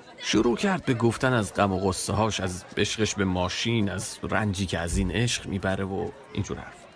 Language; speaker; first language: Persian; native; Persian